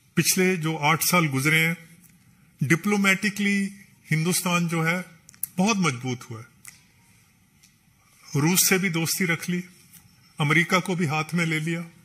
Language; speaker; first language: Hindi; non-native, local second language; Punjabi